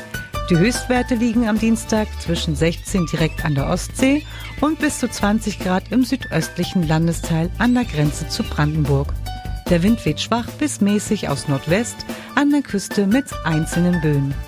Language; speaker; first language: German; native; German